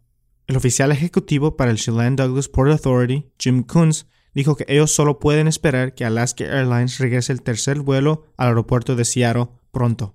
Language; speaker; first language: Spanish; native; Spanish